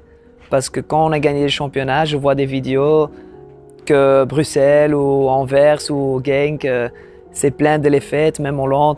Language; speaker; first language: French; non-native, local second language; Dutch